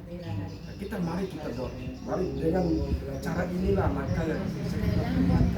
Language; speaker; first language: Indonesian; non-native, local second language; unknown